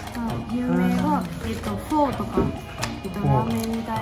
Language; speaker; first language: Japanese; non-native, learner; Vietnamese